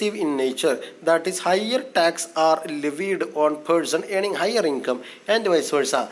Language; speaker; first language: English; non-native, local second language; Malayalam